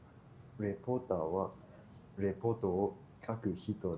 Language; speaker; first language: Japanese; non-native, learner; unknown